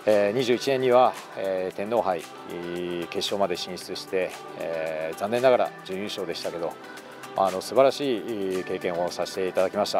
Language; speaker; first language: Japanese; native; Japanese